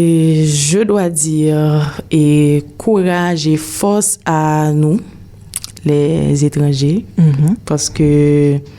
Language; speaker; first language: French; non-native, local second language; Haitian Creole